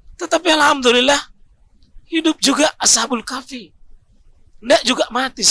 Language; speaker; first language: Indonesian; native; Indonesian